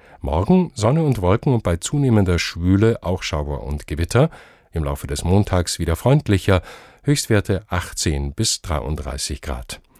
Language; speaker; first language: German; native; German